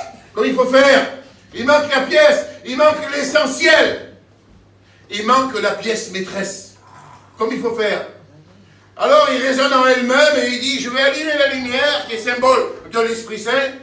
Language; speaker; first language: French; native; French